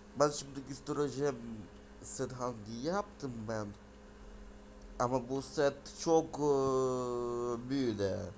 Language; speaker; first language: Turkish; non-native, learner; Russian